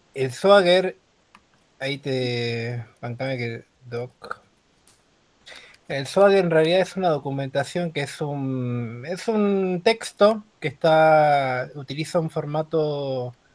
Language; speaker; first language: Spanish; native; Spanish